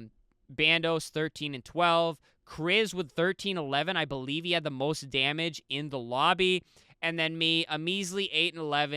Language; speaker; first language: English; native; English